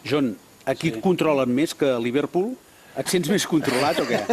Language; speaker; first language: Catalan; native; Catalan